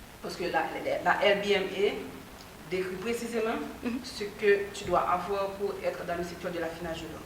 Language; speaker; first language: French; non-native, local second language; Haitian Creole